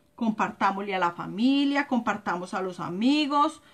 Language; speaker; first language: Spanish; native; Spanish